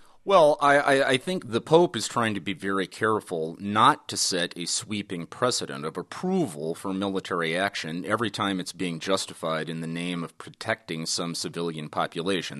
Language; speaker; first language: English; native; English